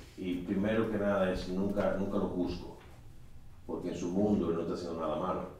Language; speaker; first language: Spanish; native; Spanish